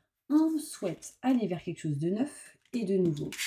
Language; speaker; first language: French; native; French